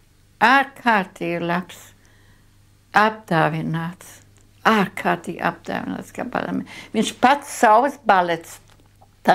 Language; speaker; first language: Latvian; non-native, local second language; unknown